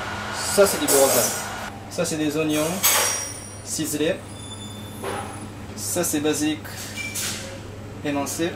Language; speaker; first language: French; non-native, learner; Japanese